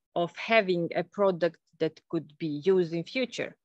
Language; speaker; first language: English; non-native, fluent; Bosnian